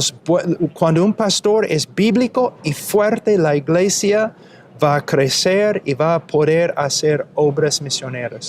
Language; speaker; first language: Spanish; non-native, fluent; English